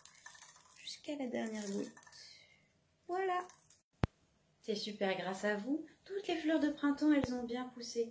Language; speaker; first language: French; native; French